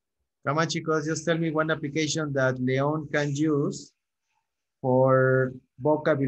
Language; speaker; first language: English; non-native, fluent; Spanish